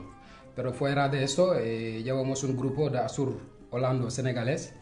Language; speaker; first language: Spanish; non-native, fluent; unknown